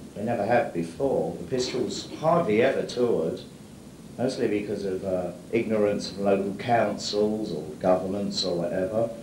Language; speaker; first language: English; native; English